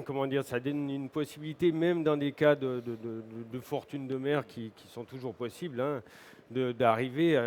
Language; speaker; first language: French; native; French